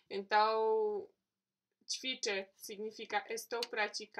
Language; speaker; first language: Portuguese; non-native, fluent; Polish